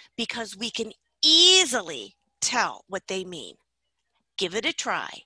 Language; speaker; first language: English; native; English